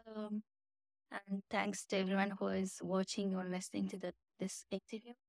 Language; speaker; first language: English; non-native, fluent; Persian